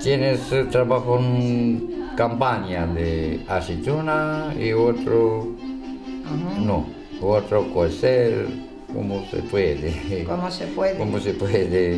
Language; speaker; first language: Spanish; non-native, learner; Romanian